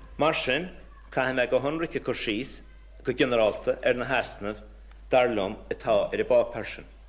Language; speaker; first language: Irish; native; Irish